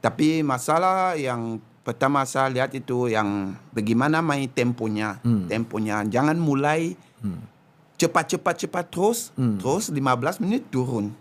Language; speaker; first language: Indonesian; non-native, learner; Japanese